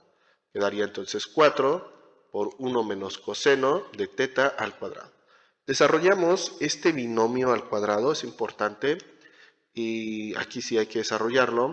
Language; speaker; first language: Spanish; native; Spanish